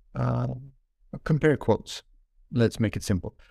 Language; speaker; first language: English; non-native, fluent; Ukrainian